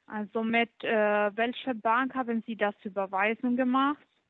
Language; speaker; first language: German; non-native, learner; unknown